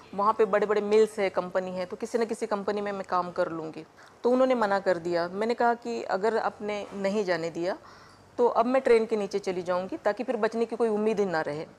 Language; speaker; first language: Hindi; non-native, local second language; Marathi